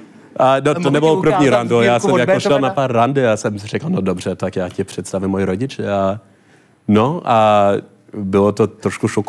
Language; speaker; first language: Czech; non-native, learner; English